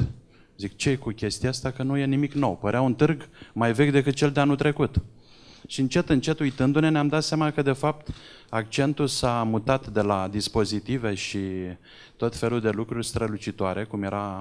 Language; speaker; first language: Romanian; native; Romanian